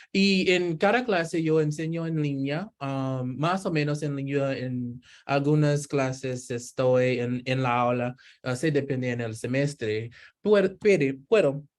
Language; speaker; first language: Spanish; non-native, learner; English